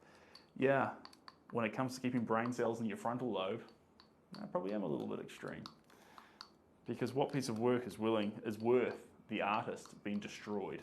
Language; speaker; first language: English; native; English